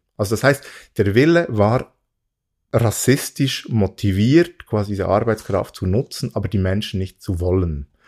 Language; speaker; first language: German; early bilingual, other home language; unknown